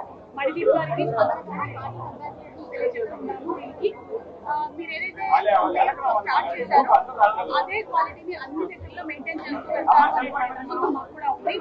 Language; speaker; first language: Telugu; native; Telugu